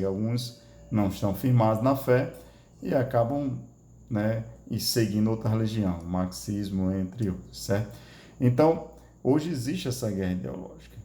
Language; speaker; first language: Portuguese; native; Portuguese